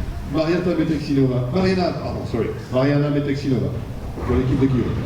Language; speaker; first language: French; native; French